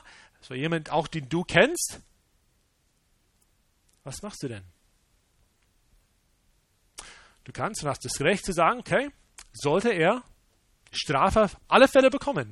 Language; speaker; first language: German; non-native, fluent; English